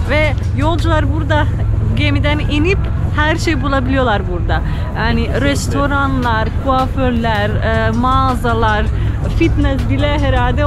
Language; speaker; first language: Turkish; non-native, fluent; Slovenian